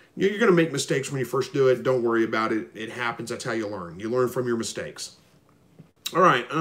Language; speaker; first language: English; native; English